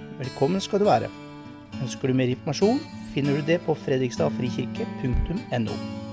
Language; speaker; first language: Norwegian; native; Norwegian